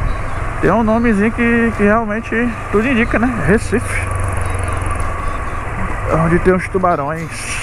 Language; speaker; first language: Portuguese; native; Portuguese